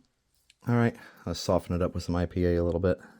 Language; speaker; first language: English; native; English